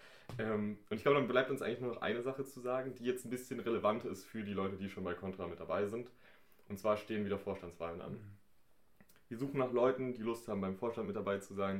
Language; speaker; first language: German; native; German